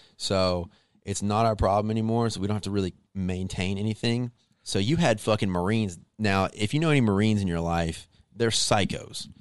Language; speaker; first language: English; native; English